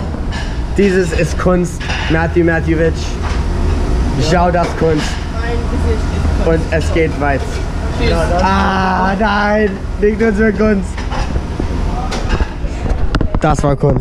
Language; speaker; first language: German; non-native, learner; English